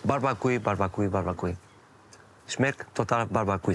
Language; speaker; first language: German; non-native, learner; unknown